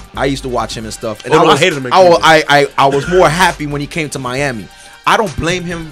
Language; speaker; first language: English; non-native, fluent; Haitian Creole